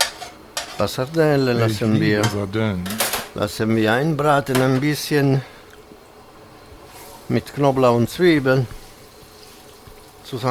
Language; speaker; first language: German; non-native, fluent; Italian